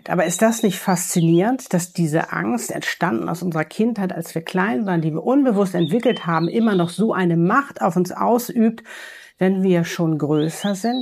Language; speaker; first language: German; native; German